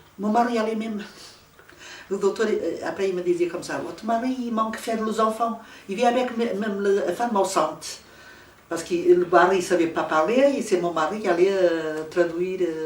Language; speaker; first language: French; non-native, fluent; Portuguese